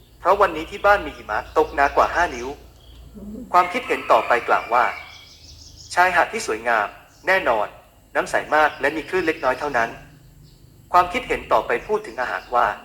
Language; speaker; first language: Thai; native; Thai